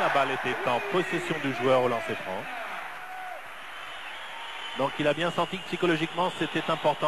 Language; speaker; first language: French; native; French